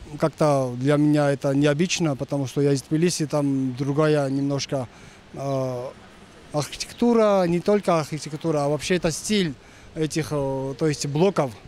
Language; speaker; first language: Russian; non-native, fluent; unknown